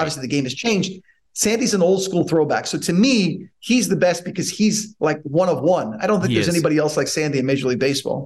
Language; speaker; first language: English; native; English